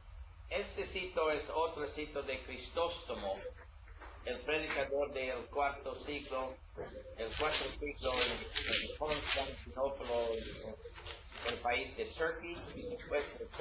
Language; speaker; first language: Spanish; non-native, learner; English